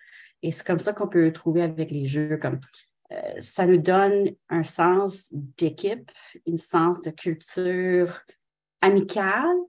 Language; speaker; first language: French; non-native, local second language; English